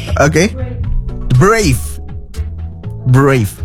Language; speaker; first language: English; non-native, fluent; Indonesian